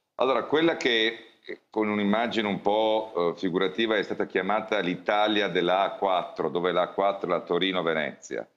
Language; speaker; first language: Italian; native; Italian